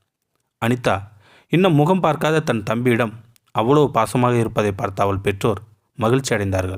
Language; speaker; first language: Tamil; native; Tamil